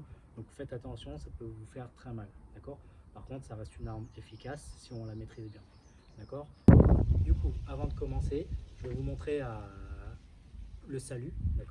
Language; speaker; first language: French; native; French